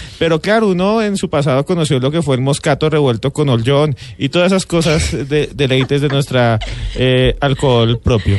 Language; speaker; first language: Spanish; native; Spanish